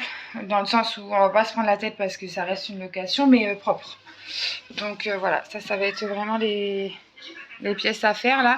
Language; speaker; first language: French; native; French